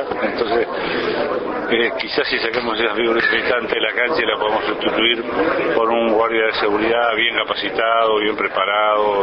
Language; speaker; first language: Spanish; native; Spanish